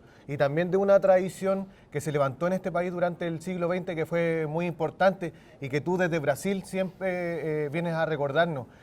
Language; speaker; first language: Spanish; native; Spanish